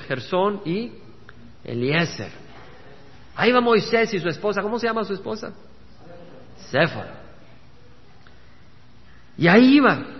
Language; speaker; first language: Spanish; native; Spanish